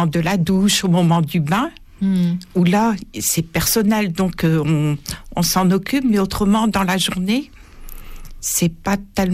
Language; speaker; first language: French; native; French